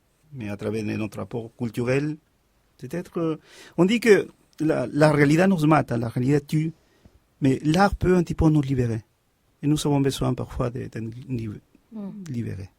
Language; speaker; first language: French; non-native, fluent; Spanish